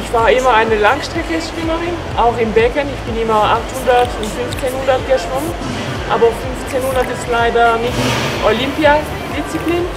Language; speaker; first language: German; non-native, local second language; French